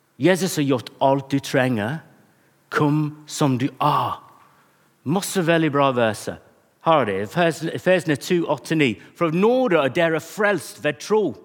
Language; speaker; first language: Norwegian; non-native, fluent; English